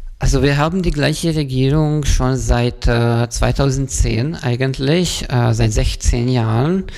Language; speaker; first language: German; non-native, fluent; Hungarian